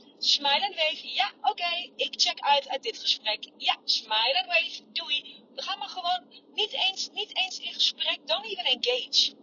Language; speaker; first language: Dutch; non-native, fluent; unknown